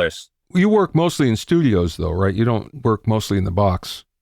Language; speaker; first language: English; native; English